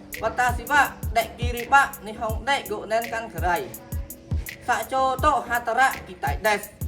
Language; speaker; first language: Japanese; non-native, learner; Khmer